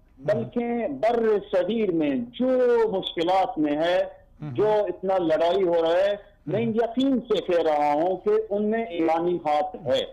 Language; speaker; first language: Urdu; non-native, learner; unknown